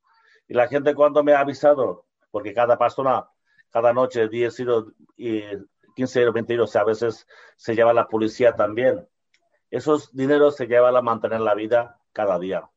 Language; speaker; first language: Spanish; non-native, learner; Bangla